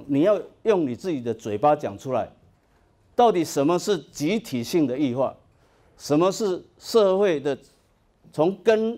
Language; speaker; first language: Chinese; native; Chinese